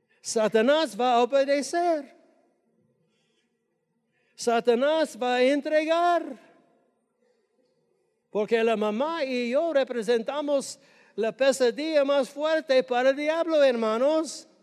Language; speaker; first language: Spanish; non-native, fluent; English